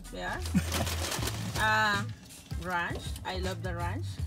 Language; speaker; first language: English; non-native, learner; Spanish